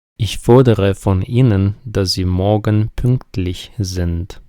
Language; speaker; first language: German; non-native, fluent; Ukrainian